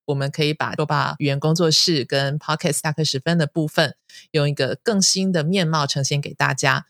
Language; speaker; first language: Chinese; native; Chinese